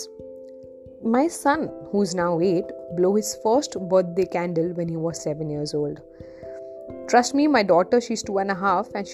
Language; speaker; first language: English; non-native, local second language; Hindi